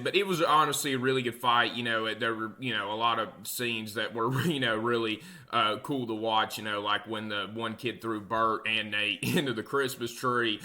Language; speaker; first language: English; native; English